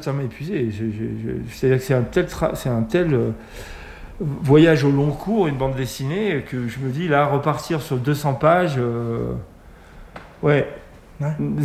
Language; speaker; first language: French; native; French